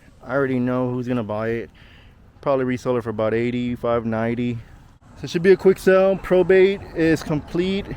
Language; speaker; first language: English; native; English